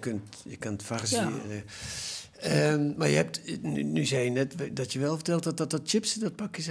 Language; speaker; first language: Dutch; native; Dutch